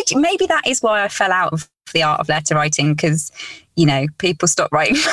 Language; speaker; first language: English; native; English